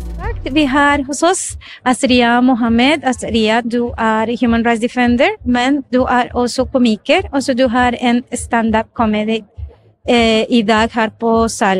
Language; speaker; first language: Norwegian; non-native, fluent; Spanish